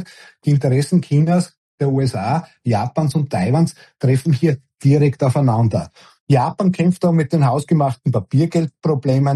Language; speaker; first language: German; native; German